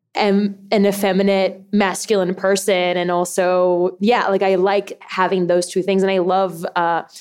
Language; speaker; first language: English; early bilingual, other home language; Spanish